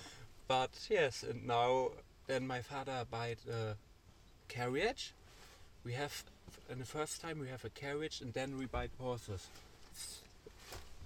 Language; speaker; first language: English; non-native, learner; German